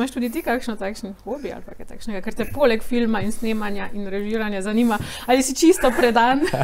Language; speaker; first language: Slovenian; native; Slovenian